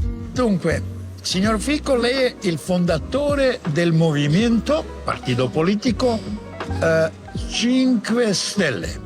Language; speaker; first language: Italian; non-native, fluent; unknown